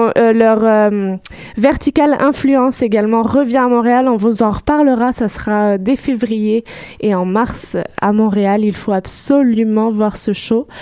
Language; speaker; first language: French; native; French